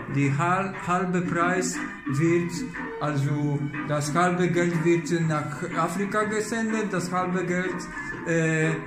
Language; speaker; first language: German; non-native, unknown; Polish